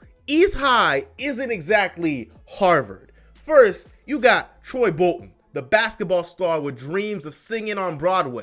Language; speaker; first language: English; native; English